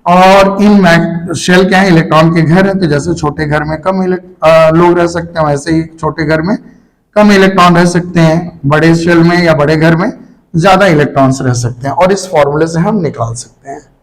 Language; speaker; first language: Hindi; native; Hindi